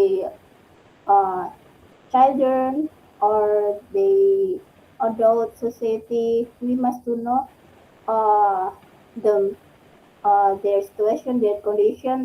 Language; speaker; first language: English; non-native, learner; Indonesian